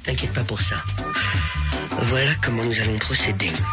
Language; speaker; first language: French; native; French